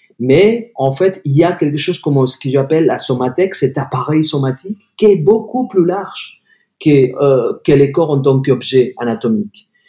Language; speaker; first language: French; non-native, fluent; Spanish